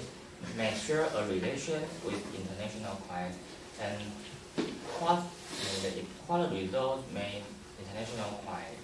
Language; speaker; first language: English; non-native, learner; Chinese